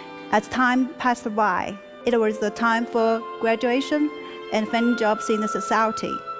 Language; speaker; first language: English; non-native, learner; Chinese